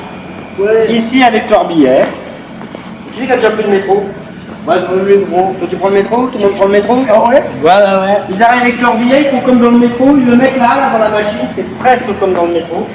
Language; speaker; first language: French; native; French